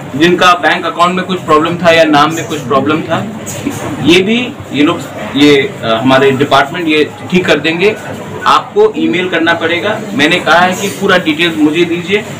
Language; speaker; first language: Hindi; non-native, local second language; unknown